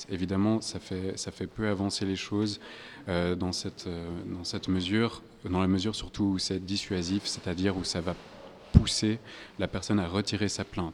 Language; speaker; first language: French; native; French